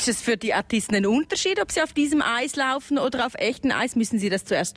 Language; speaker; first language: German; native; German